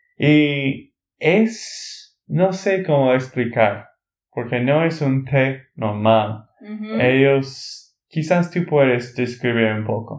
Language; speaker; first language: Spanish; non-native, learner; English